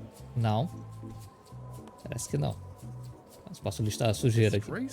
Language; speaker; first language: Portuguese; native; Portuguese